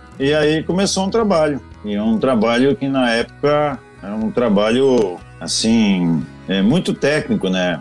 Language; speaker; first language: Portuguese; native; Portuguese